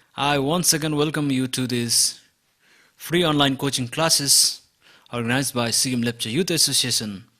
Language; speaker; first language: English; non-native, local second language; Nepali